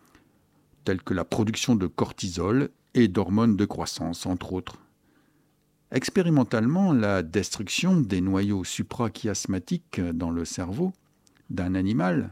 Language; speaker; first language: French; native; French